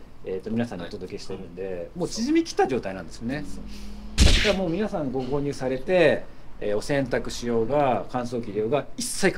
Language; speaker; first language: Japanese; native; Japanese